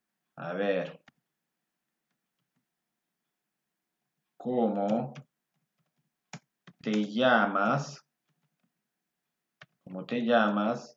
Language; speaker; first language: Spanish; non-native, fluent; English